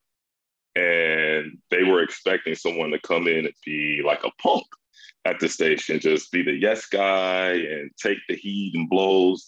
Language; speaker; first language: English; native; English